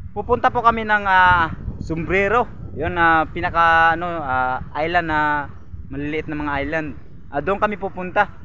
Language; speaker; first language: Filipino; non-native, local second language; Masbatenyo